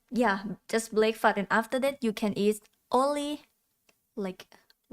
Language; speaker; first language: English; non-native, learner; Thai